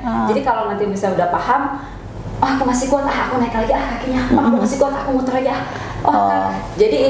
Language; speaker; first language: Indonesian; native; Indonesian